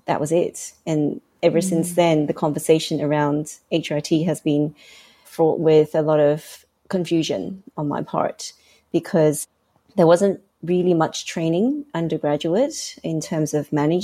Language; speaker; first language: English; non-native, local second language; Cantonese